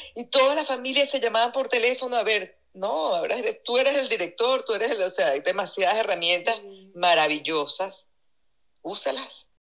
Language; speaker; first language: Spanish; native; Spanish